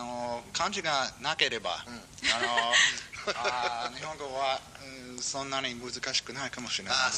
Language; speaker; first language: Japanese; non-native, learner; English